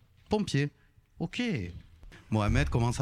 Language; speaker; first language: French; native; French